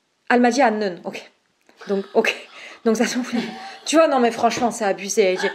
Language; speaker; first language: French; native; French